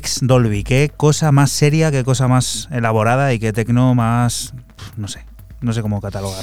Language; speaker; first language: Spanish; native; Spanish